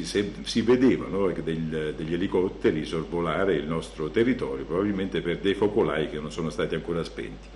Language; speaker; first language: Italian; native; Italian